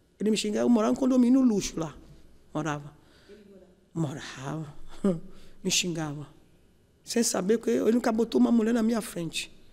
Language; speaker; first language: Portuguese; non-native, learner; Yoruba